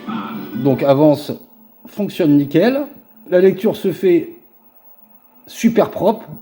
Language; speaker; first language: French; native; French